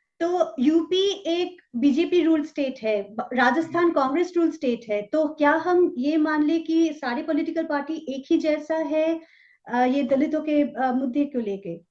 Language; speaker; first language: Hindi; non-native, local second language; Bangla